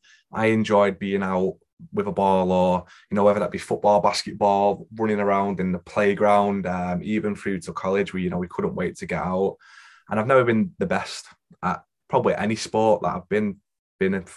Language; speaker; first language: English; native; English